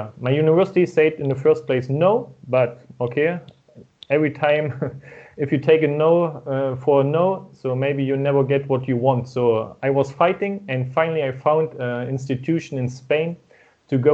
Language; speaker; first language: English; non-native, fluent; German